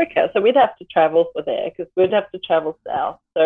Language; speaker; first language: English; native; English